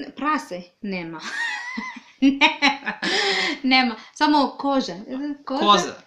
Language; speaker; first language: Serbian; non-native, fluent; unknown